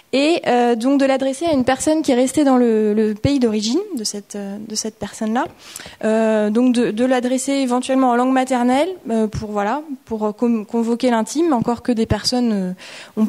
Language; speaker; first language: French; native; French